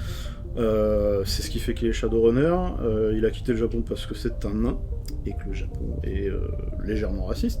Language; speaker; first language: French; native; French